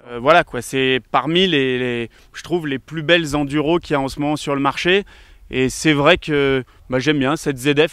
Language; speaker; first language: French; native; French